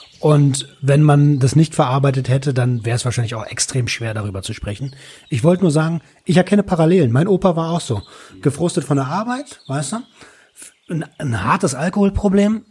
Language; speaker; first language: German; native; German